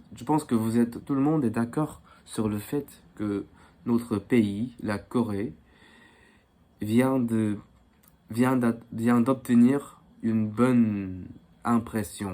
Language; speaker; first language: French; non-native, fluent; Korean